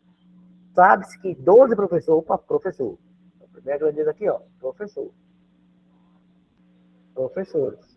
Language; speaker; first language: Portuguese; native; Portuguese